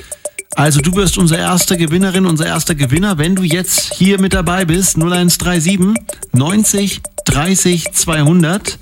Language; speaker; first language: German; native; German